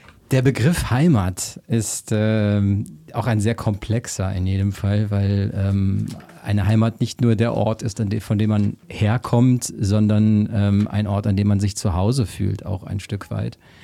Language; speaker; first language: German; native; German